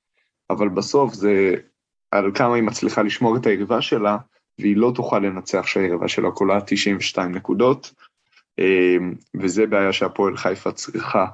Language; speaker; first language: Hebrew; native; Hebrew